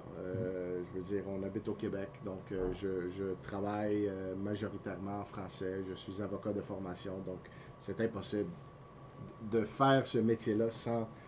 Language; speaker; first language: French; non-native, local second language; English